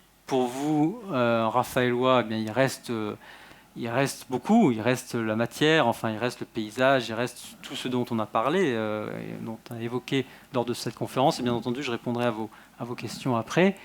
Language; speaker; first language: French; native; French